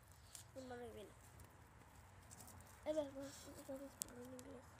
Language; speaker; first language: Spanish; early bilingual, heritage; Spanish